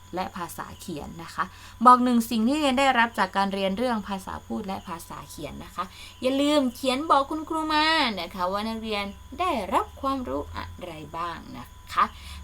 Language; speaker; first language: Thai; native; Thai